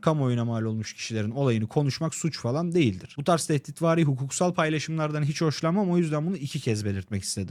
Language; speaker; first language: Turkish; native; Turkish